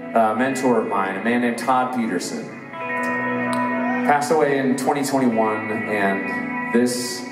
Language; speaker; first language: English; native; English